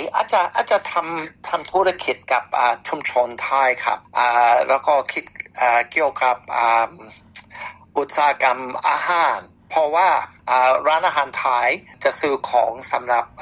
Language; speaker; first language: Thai; non-native, fluent; English